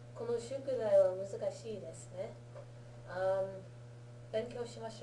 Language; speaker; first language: Japanese; non-native, learner; English